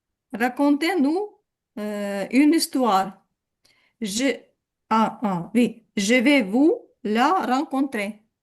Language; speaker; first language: French; non-native, learner; Ukrainian